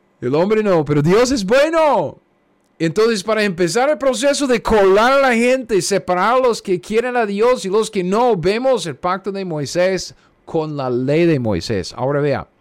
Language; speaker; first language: Spanish; non-native, fluent; English